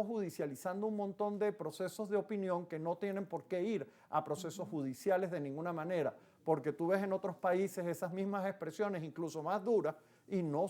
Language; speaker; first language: Spanish; native; Spanish